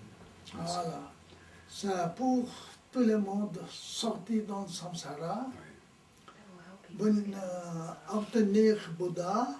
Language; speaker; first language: French; non-native, learner; Tibetan